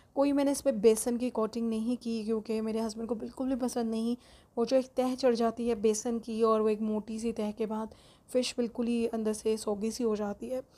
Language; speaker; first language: Urdu; native; Urdu